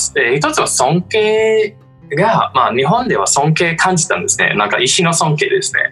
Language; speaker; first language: Japanese; non-native, fluent; English